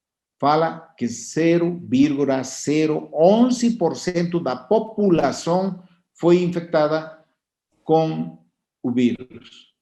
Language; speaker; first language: Portuguese; non-native, fluent; Spanish